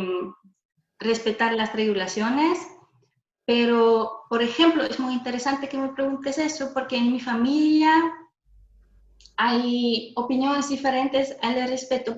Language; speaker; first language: Spanish; non-native, fluent; German